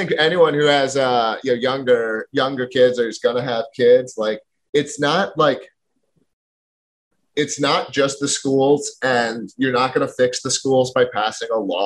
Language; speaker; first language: English; native; English